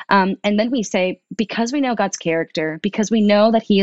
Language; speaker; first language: English; early bilingual, other home language; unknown